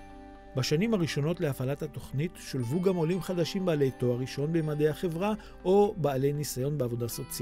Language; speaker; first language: Hebrew; native; Hebrew